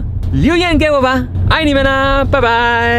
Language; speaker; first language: Chinese; non-native, fluent; German